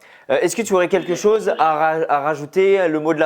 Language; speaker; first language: French; native; French